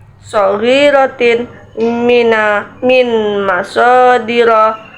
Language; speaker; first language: Arabic; non-native, learner; Indonesian